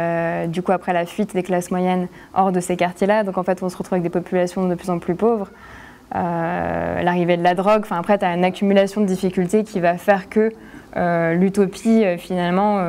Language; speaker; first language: French; native; French